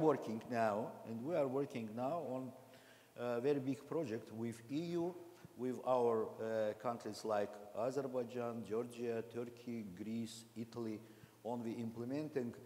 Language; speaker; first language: English; non-native, learner; Azerbaijani